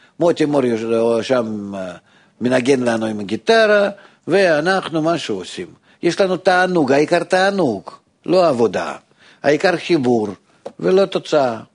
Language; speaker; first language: Hebrew; non-native, fluent; Russian